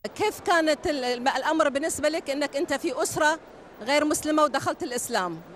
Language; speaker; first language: Arabic; native; Arabic